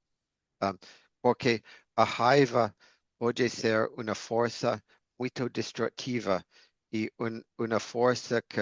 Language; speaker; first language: Portuguese; non-native, fluent; English